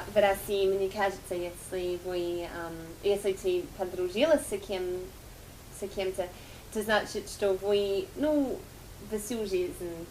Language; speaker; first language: Russian; non-native, fluent; English